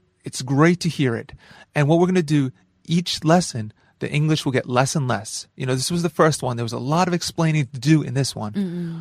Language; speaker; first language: English; native; English